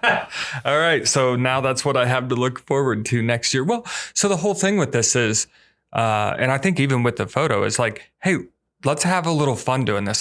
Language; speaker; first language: English; native; English